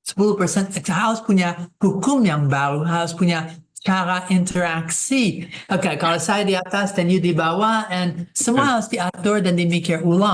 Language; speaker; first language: Indonesian; non-native, fluent; English